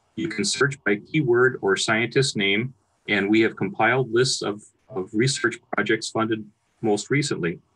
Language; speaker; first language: English; native; English